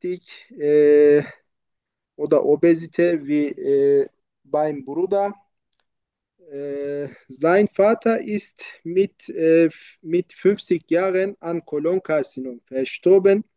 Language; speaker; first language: German; non-native, learner; Turkish